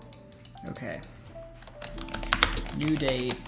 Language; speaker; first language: English; native; English